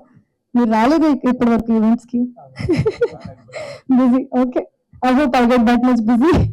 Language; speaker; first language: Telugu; non-native, fluent; Hindi